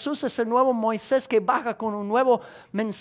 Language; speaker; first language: Spanish; native; Spanish